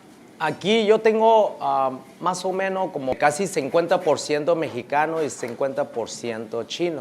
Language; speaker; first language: Spanish; early bilingual, other home language; Chinese